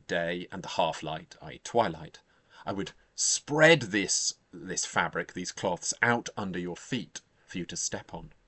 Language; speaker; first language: English; native; English